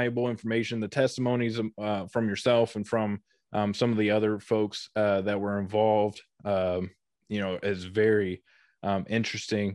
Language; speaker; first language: English; native; English